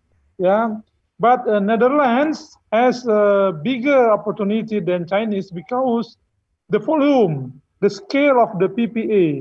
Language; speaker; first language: English; non-native, learner; Indonesian